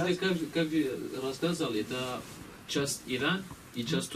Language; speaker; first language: Russian; non-native, learner; Kurdish